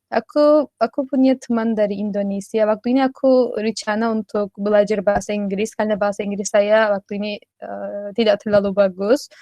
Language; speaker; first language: Indonesian; non-native, fluent; Turkish